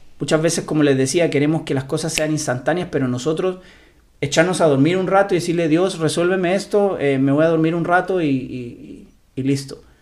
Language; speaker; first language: Spanish; native; Spanish